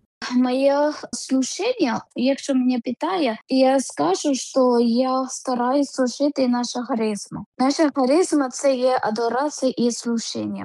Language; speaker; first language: Ukrainian; non-native, learner; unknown